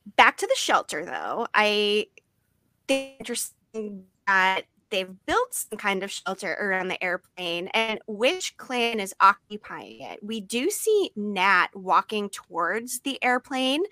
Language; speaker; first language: English; native; English